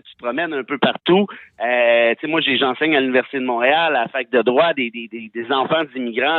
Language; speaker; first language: French; native; French